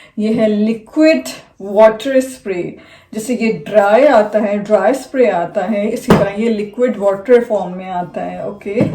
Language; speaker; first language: Urdu; native; Urdu